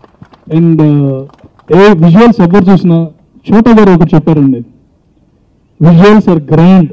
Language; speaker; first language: Telugu; native; Telugu